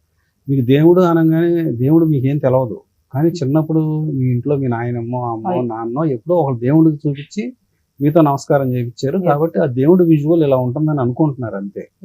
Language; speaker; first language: Telugu; native; Telugu